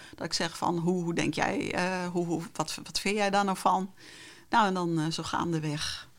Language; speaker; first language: Dutch; non-native, local second language; Western Frisian